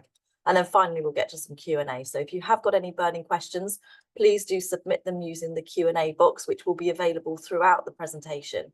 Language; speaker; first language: English; native; English